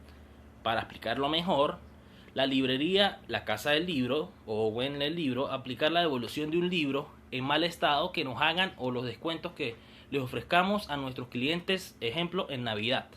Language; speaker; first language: Spanish; native; Spanish